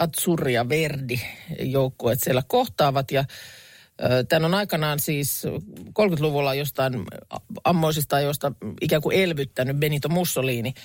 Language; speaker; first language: Finnish; native; Finnish